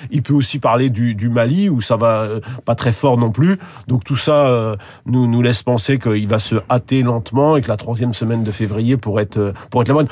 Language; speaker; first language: French; native; French